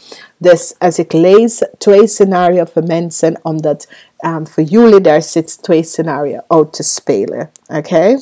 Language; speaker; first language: Dutch; non-native, fluent; English